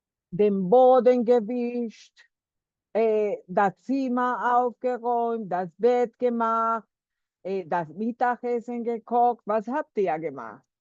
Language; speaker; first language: German; non-native, fluent; Spanish